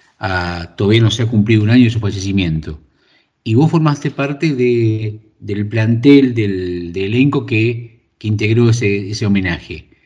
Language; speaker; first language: Spanish; native; Spanish